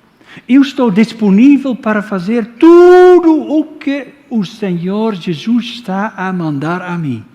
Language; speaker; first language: Portuguese; non-native, fluent; Dutch